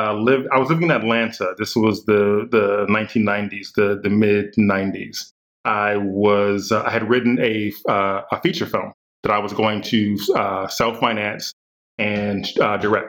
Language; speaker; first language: English; native; English